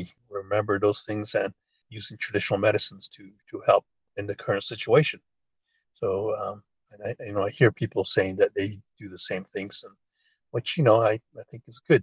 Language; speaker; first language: English; early bilingual, other home language; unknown